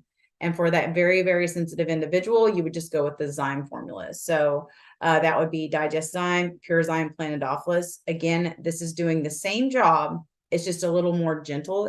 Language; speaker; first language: English; native; English